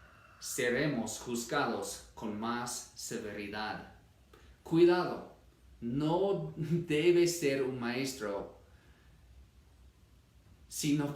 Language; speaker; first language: Spanish; non-native, fluent; English